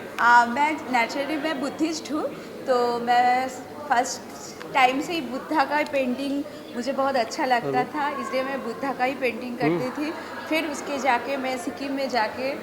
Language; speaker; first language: Hindi; non-native, local second language; Bangla